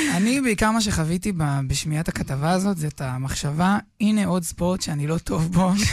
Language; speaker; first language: Hebrew; native; Hebrew